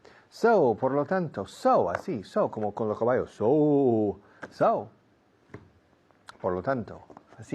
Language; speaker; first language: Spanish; non-native, fluent; English